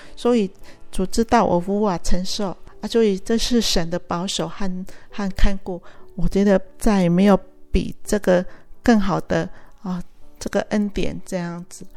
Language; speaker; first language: Chinese; native; Chinese